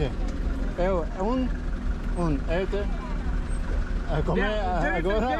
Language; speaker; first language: Portuguese; non-native, learner; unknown